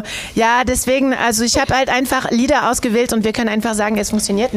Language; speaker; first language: German; non-native, fluent; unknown